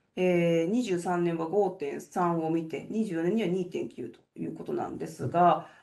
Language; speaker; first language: Japanese; native; Japanese